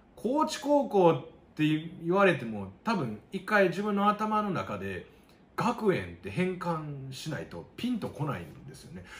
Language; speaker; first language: Japanese; native; Japanese